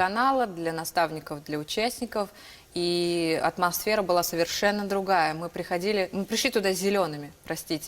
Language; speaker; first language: Russian; native; Russian